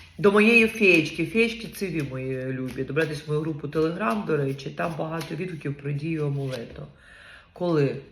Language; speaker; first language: Ukrainian; non-native, local second language; Russian